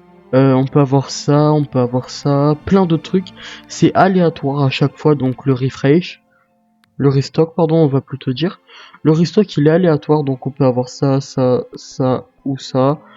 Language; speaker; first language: French; native; French